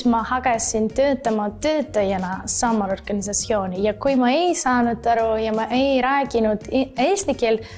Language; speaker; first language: Estonian; non-native, learner; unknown